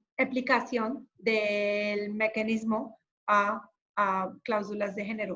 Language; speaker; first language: Spanish; non-native, fluent; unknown